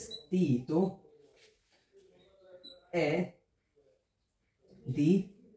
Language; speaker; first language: Italian; non-native, fluent; Bangla